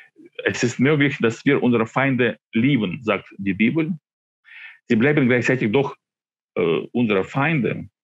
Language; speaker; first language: German; non-native, fluent; Ukrainian